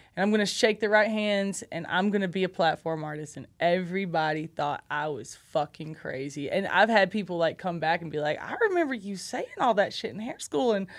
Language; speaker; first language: English; native; English